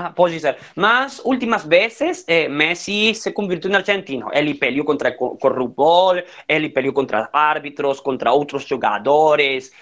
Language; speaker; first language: Portuguese; non-native, learner; Spanish